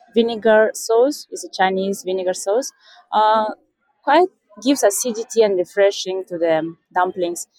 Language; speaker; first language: English; non-native, fluent; Russian